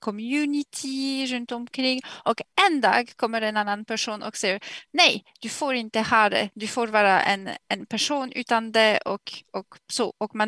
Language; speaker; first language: Swedish; non-native, fluent; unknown